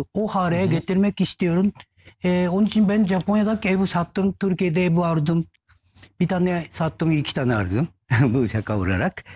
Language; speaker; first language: Turkish; non-native, learner; Japanese